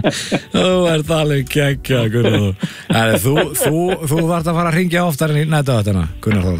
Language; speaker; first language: Icelandic; native; Icelandic